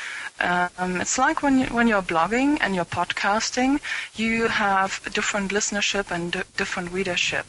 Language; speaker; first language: English; non-native, fluent; German